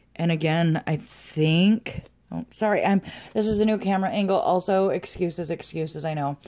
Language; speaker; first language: English; native; English